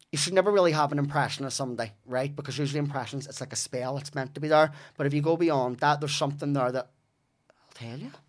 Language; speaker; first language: English; native; English